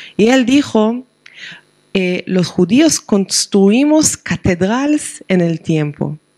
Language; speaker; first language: Spanish; non-native, fluent; Hebrew